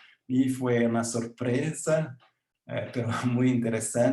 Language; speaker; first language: Spanish; non-native, learner; Portuguese